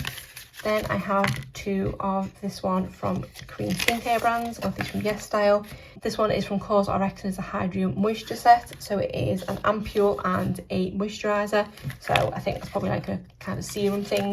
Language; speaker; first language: English; native; English